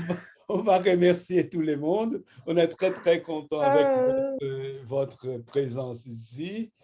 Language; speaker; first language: French; non-native, fluent; Portuguese